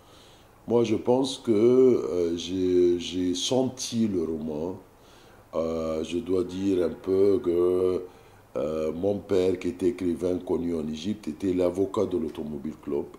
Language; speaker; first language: French; non-native, fluent; Arabic